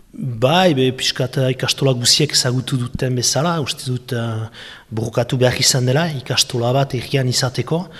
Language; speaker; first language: Basque; native; Basque